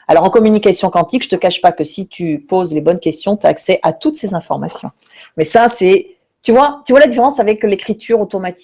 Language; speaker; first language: French; native; French